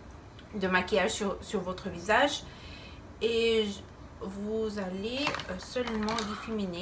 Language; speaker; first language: French; non-native, fluent; Spanish